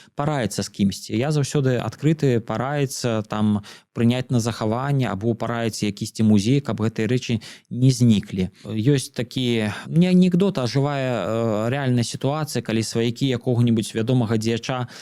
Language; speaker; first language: Belarusian; non-native, local second language; Russian